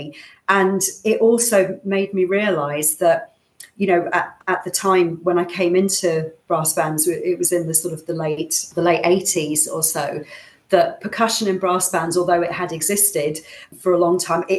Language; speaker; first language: English; native; English